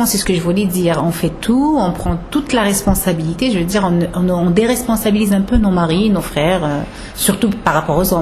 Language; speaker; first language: French; non-native, local second language; Arabic